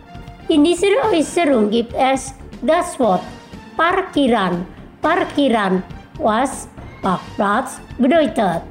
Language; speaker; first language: German; non-native, fluent; Indonesian